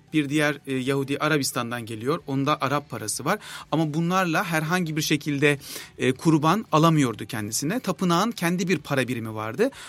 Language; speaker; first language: Turkish; native; Turkish